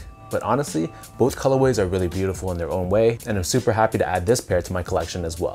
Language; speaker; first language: English; native; English